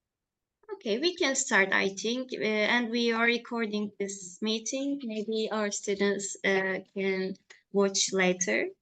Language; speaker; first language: English; non-native, fluent; Turkish